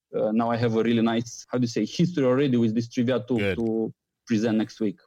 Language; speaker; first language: English; non-native, fluent; Romanian